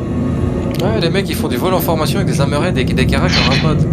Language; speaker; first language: French; native; French